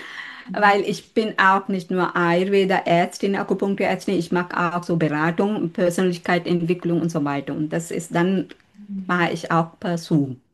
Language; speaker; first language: German; non-native, learner; Sinhala